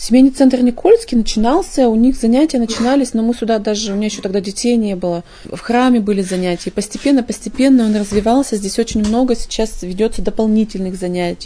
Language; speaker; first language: Russian; native; Russian